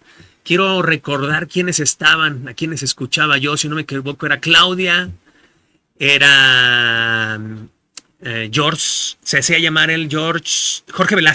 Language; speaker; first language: Spanish; native; Spanish